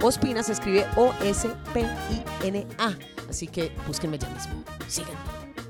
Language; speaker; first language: Spanish; native; Spanish